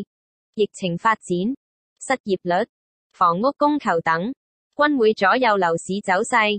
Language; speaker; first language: Chinese; native; Chinese